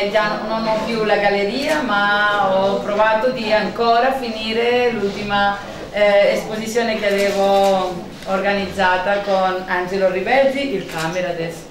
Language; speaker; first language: Italian; non-native, fluent; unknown